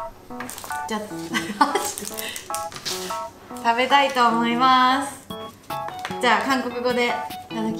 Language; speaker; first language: Japanese; native; Japanese